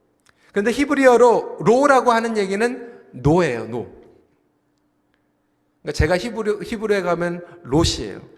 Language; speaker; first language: Korean; native; Korean